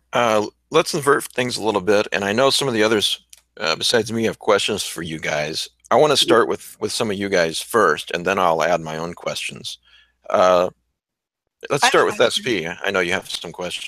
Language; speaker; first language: English; native; English